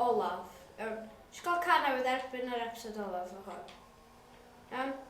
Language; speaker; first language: Welsh; non-native, local second language; English